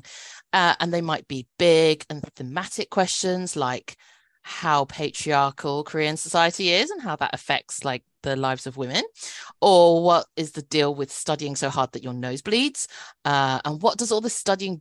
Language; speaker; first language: English; native; English